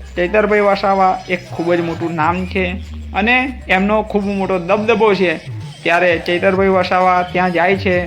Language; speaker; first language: Gujarati; native; Gujarati